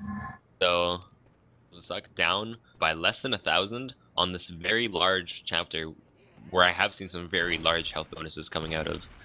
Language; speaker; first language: English; native; English